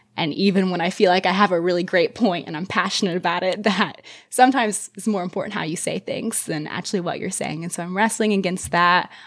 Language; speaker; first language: English; native; English